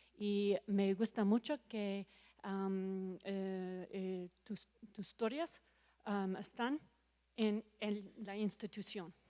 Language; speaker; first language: Spanish; non-native, learner; English